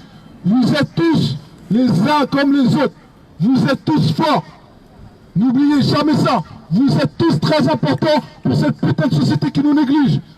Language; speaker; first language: French; native; French